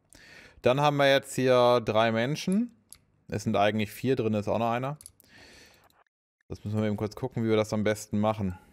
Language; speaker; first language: German; native; German